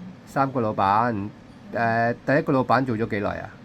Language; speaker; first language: Cantonese; native; Cantonese